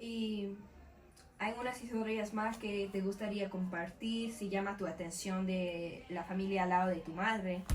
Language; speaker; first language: Spanish; non-native, learner; English